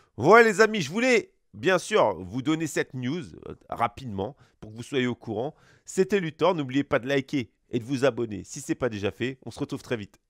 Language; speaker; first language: French; native; French